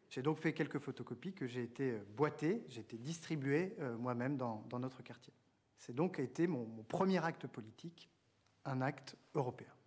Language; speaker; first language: French; native; French